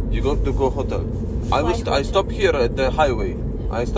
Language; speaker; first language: English; non-native, learner; Russian